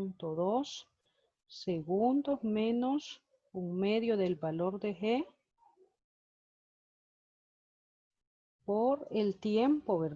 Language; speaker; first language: Spanish; native; Spanish